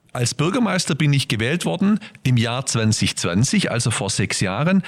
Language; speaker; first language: German; native; German